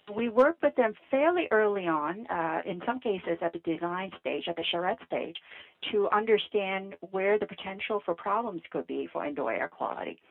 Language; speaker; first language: English; non-native, fluent; Vietnamese